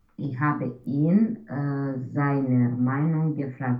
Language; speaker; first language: German; non-native, learner; Romanian